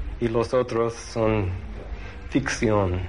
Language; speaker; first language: Spanish; non-native, learner; English